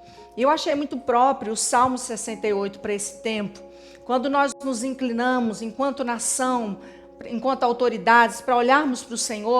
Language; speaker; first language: Portuguese; native; Portuguese